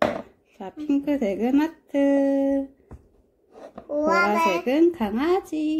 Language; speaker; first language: Korean; native; Korean